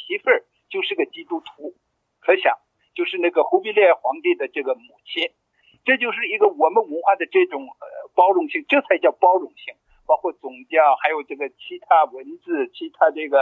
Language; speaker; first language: Chinese; non-native, local second language; Mongolian